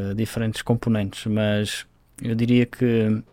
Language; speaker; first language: Portuguese; native; Portuguese